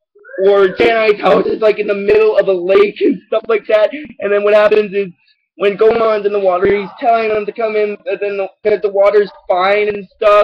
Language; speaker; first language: English; native; English